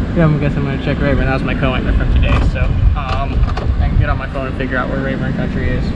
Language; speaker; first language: English; native; English